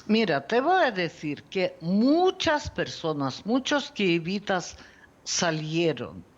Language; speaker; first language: Spanish; non-native, fluent; Ukrainian